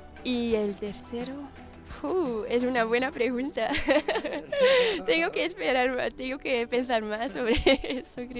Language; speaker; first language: Spanish; non-native, learner; Dutch